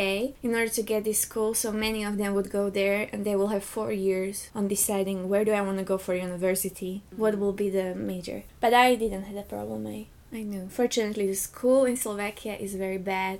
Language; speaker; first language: English; non-native, fluent; Slovak